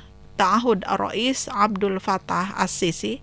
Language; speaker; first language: Arabic; non-native, fluent; Indonesian